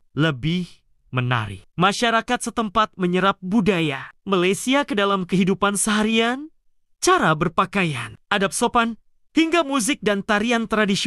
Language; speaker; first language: Malay; native; Malay